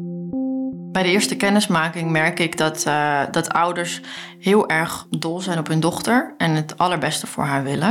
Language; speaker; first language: Dutch; native; Dutch